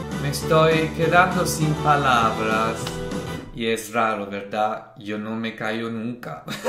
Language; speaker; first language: Spanish; non-native, fluent; Italian